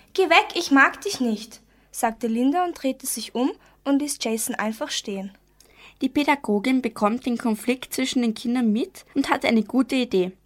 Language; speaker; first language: German; native; German